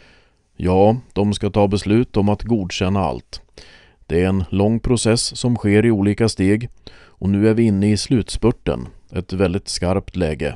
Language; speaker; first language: Swedish; native; Swedish